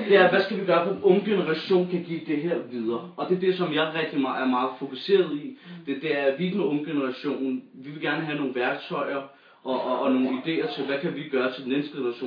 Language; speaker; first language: Danish; native; Danish